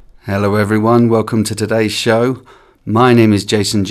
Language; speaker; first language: English; native; English